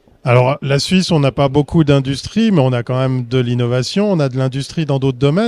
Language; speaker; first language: French; native; French